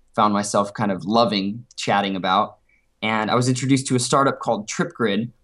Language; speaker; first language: English; native; English